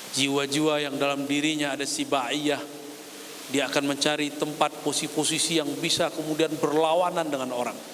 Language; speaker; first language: Indonesian; native; Indonesian